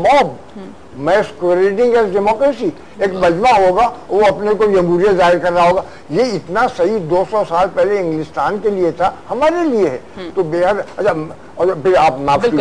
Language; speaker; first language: Urdu; native; Urdu